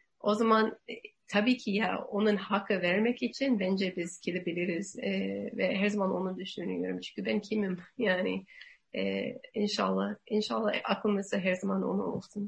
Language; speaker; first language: Turkish; non-native, learner; English